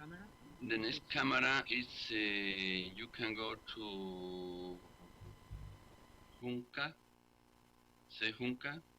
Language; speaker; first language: English; non-native, learner; Spanish